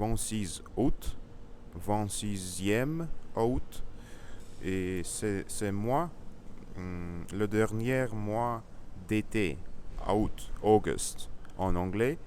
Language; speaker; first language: French; non-native, learner; Russian